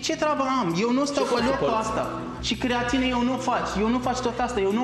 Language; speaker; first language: Romanian; non-native, learner; Arabic